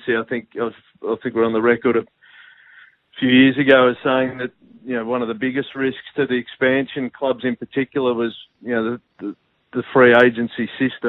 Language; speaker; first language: English; native; English